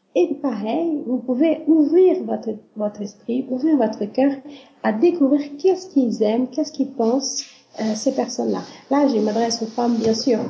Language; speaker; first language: French; non-native, fluent; Portuguese